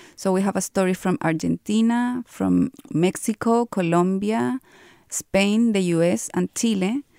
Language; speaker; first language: English; non-native, fluent; Spanish